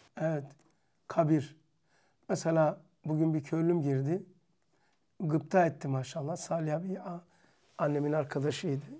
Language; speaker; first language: Turkish; native; Turkish